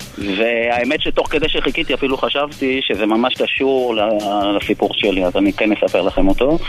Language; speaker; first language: Hebrew; native; Hebrew